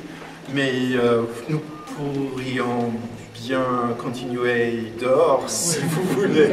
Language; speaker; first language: French; non-native, fluent; English